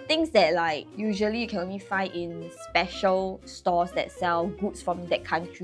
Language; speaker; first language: English; native; English